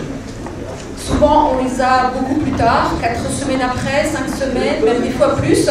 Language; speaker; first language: French; native; French